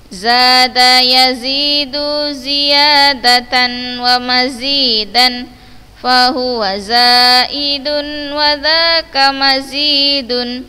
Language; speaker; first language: Arabic; non-native, fluent; Indonesian